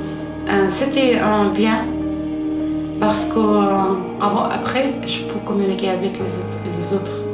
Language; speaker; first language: French; non-native, learner; Arabic